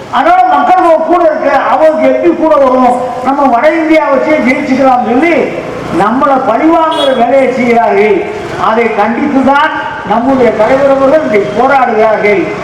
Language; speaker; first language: Tamil; native; Tamil